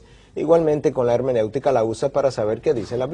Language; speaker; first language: Spanish; native; Spanish